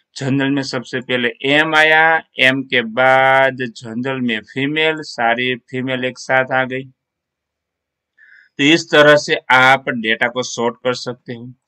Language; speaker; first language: Hindi; non-native, local second language; Gujarati